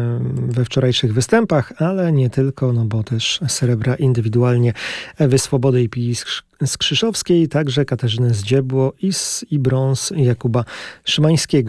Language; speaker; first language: Polish; native; Polish